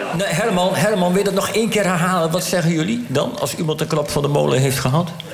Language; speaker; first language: Dutch; native; Dutch